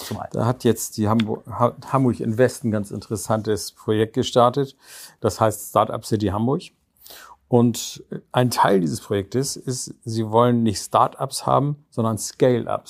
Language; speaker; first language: German; native; German